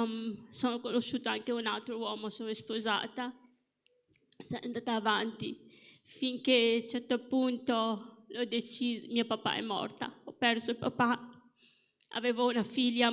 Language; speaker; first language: Italian; non-native, fluent; Morisyen